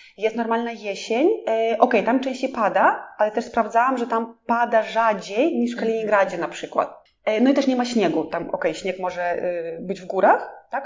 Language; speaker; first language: Polish; non-native, fluent; Russian